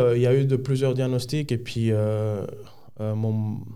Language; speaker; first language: French; non-native, fluent; Spanish